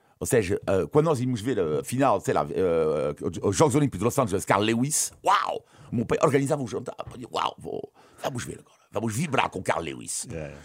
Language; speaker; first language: Portuguese; non-native, fluent; French